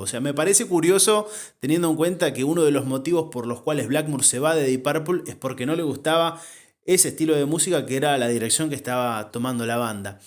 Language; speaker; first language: Spanish; native; Spanish